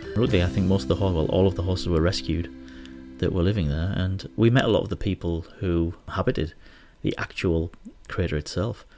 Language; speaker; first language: English; native; English